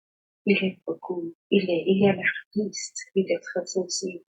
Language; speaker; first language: French; non-native, learner; Spanish